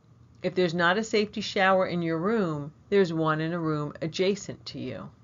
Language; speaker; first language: English; native; English